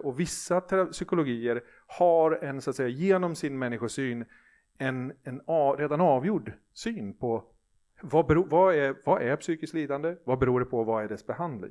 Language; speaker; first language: Swedish; native; Swedish